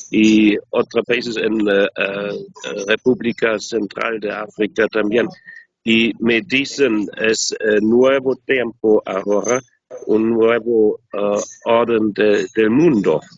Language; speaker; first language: Spanish; non-native, learner; German